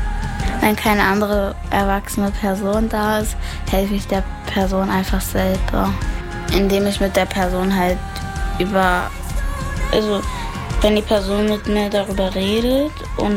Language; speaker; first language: German; native; German